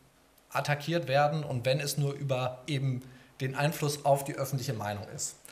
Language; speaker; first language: German; native; German